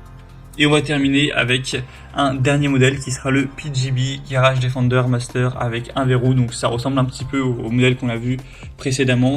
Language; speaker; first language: French; native; French